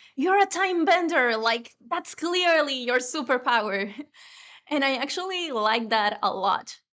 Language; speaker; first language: English; non-native, fluent; Spanish